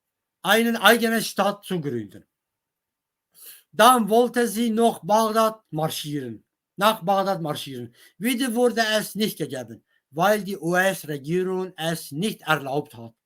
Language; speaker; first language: German; non-native, fluent; Kurdish